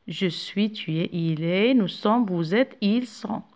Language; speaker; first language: French; non-native, local second language; Arabic